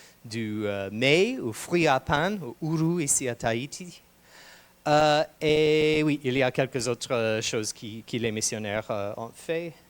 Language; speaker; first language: French; non-native, fluent; English